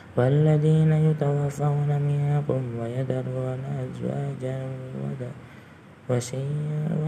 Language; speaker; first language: Arabic; non-native, learner; Indonesian